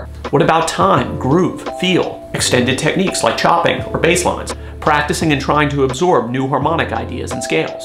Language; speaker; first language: English; native; English